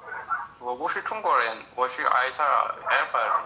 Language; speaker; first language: Chinese; non-native, learner; Amharic